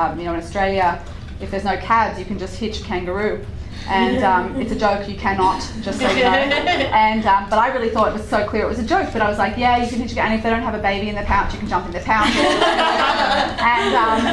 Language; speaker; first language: English; native; English